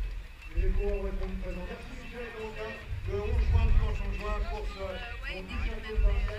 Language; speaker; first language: French; native; French